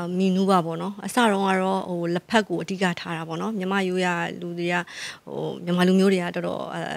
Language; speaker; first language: Burmese; native; Burmese